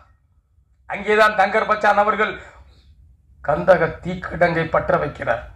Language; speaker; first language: Tamil; native; Tamil